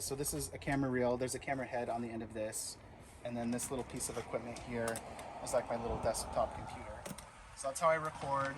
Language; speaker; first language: English; native; English